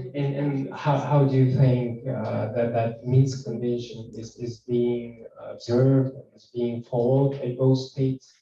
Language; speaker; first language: English; non-native, fluent; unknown